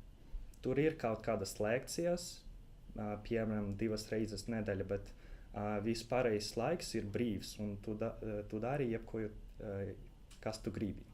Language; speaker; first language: Latvian; non-native, local second language; Russian